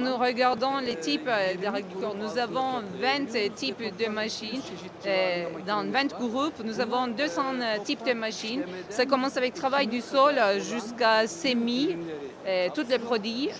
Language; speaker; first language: French; non-native, learner; Turkish